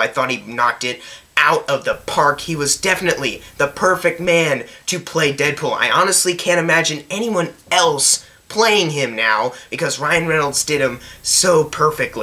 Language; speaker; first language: English; native; English